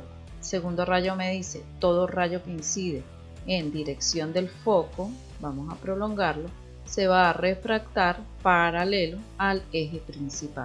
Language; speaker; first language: Spanish; native; Spanish